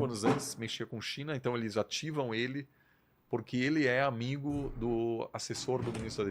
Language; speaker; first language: Portuguese; non-native, fluent; German